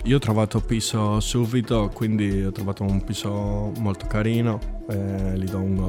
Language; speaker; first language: Italian; non-native, learner; Spanish